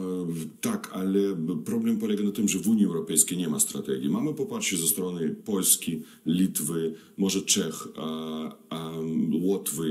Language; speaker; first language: Polish; non-native, fluent; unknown